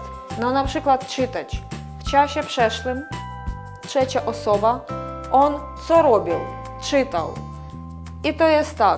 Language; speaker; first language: Polish; non-native, fluent; Russian